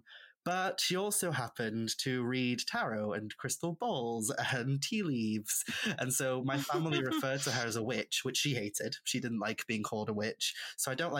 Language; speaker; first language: English; non-native, local second language; Welsh